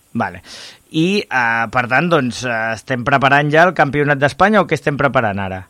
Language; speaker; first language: Catalan; native; Catalan